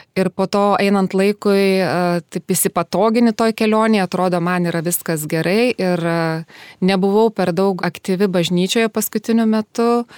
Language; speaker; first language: Lithuanian; native; Lithuanian